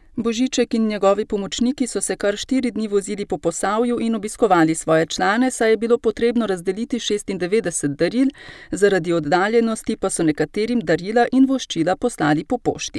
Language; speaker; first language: Slovenian; native; Slovenian